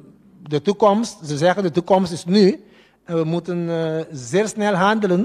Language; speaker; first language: Dutch; non-native, local second language; Papiamento